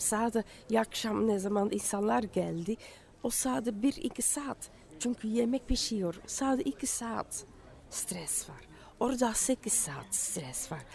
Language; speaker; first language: Turkish; non-native, learner; Dutch